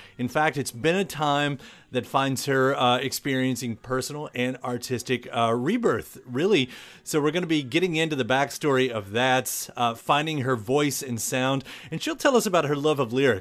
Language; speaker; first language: English; native; English